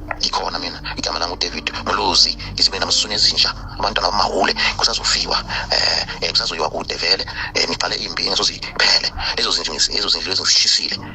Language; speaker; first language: Zulu; non-native, fluent; Nyanja